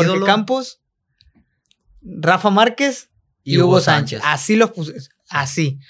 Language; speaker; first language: Spanish; native; Spanish